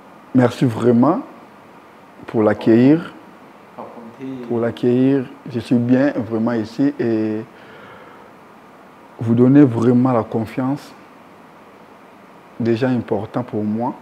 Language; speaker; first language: French; native; French